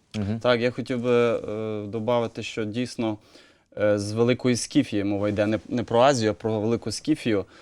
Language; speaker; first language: Ukrainian; native; Ukrainian